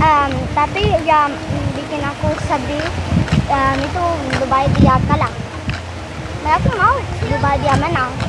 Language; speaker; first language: Indonesian; early bilingual, heritage; Spanish